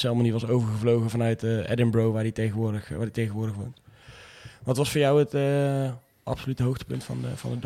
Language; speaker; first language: Dutch; native; Dutch